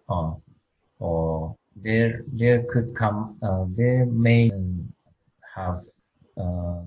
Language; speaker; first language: English; non-native, learner; Japanese